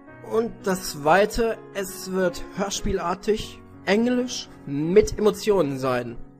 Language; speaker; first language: German; native; German